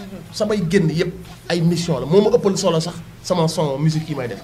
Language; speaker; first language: French; non-native, local second language; Wolof